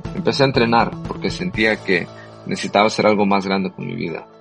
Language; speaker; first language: Spanish; early bilingual, heritage; Spanish